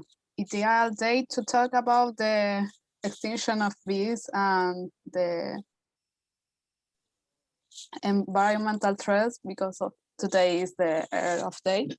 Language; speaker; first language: English; non-native, learner; Spanish